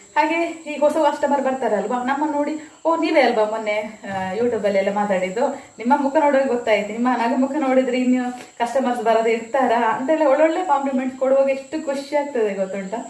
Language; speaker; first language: Kannada; non-native, local second language; Tulu